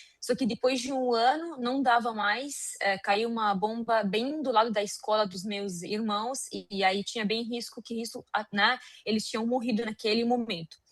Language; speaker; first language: Portuguese; non-native, fluent; Arabic